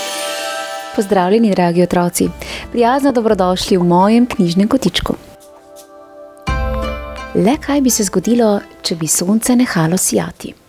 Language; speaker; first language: Slovenian; native; Slovenian